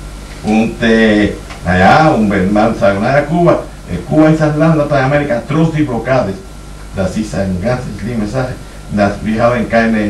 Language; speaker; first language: German; non-native, fluent; Spanish